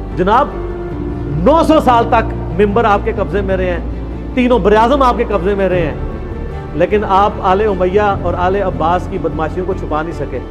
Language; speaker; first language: Urdu; native; Urdu